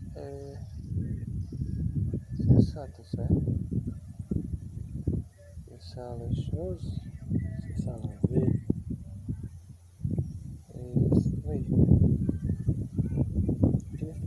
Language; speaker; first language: French; non-native, learner; Portuguese